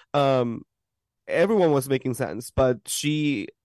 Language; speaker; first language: English; early bilingual, other home language; Spanish